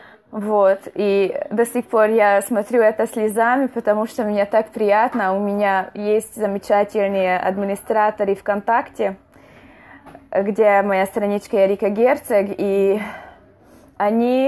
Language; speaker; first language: Russian; non-native, fluent; Hungarian